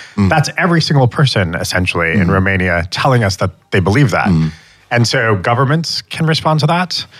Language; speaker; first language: English; native; English